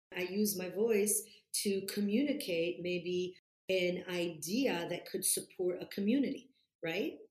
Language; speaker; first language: English; non-native, fluent; Italian